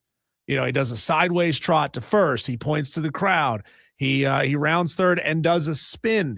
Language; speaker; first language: English; native; English